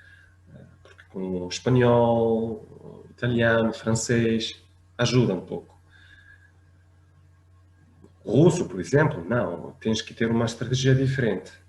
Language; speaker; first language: Portuguese; non-native, fluent; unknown